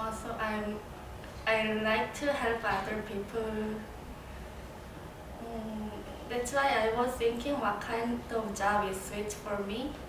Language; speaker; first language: English; non-native, learner; Korean